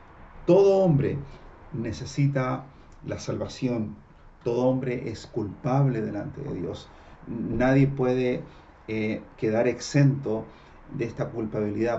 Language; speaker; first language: Spanish; native; Spanish